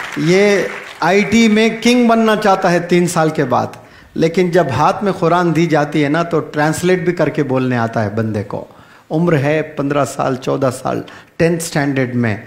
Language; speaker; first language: Urdu; native; Urdu